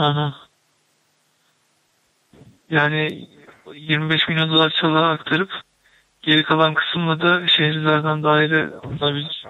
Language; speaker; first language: Turkish; native; Turkish